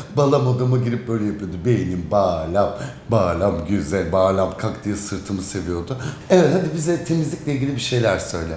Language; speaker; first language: Turkish; native; Turkish